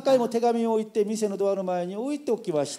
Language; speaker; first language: Japanese; non-native, fluent; Korean